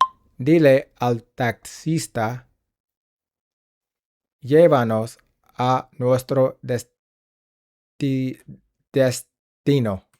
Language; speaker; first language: Spanish; non-native, learner; English